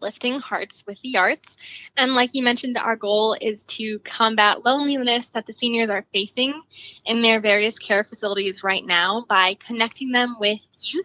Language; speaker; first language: English; native; English